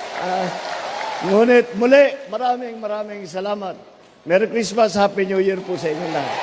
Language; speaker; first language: Filipino; native; Filipino